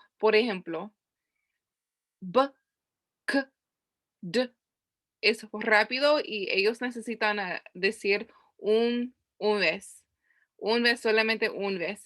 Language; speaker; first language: Spanish; non-native, learner; English